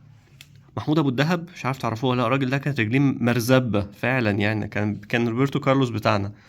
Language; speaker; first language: Arabic; native; Arabic